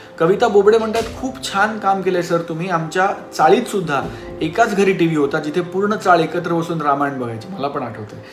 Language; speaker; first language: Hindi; non-native, local second language; Marathi